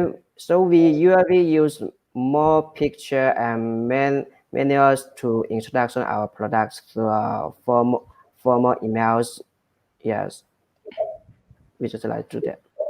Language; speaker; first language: English; non-native, learner; Chinese